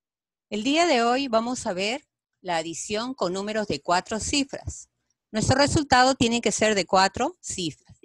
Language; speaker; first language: Spanish; native; Spanish